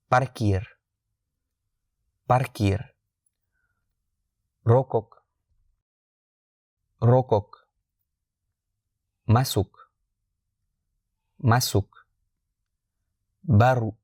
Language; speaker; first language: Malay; non-native, fluent; French